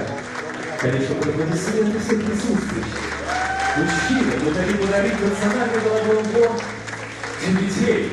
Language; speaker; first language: Russian; native; Russian